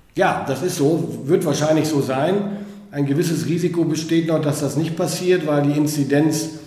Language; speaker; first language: German; native; German